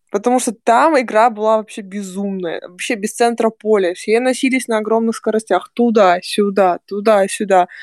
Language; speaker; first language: Russian; native; Russian